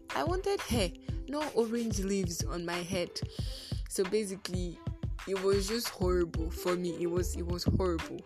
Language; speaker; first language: English; non-native, local second language; Yoruba